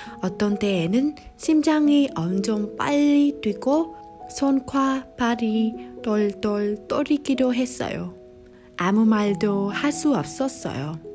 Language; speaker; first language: Korean; non-native, learner; Vietnamese